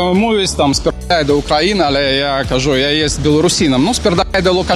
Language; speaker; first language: Polish; non-native, learner; Belarusian